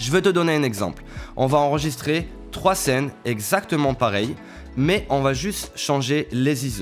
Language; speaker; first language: French; native; French